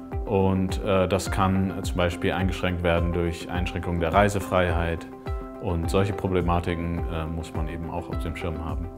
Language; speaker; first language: German; native; German